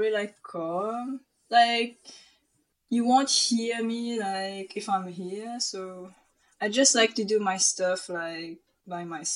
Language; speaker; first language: English; non-native, local second language; Morisyen